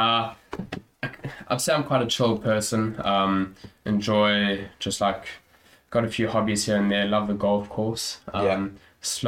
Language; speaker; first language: English; native; English